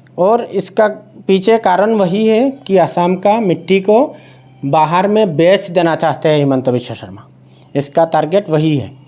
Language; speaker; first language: Hindi; non-native, local second language; Bangla